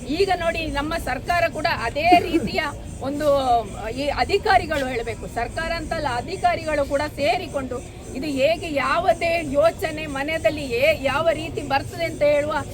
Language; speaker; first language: Kannada; native; Kannada